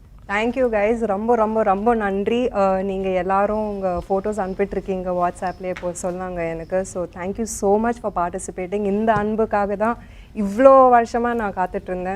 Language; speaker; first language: Tamil; non-native, local second language; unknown